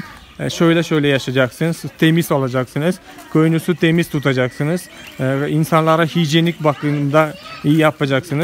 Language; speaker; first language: Turkish; non-native, fluent; Malayalam